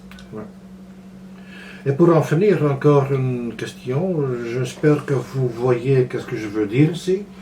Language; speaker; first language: French; non-native, local second language; Dutch